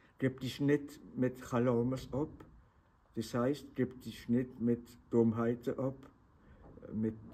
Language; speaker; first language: German; non-native, local second language; Swiss German